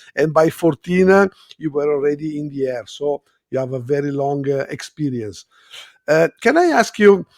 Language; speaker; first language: English; non-native, fluent; Italian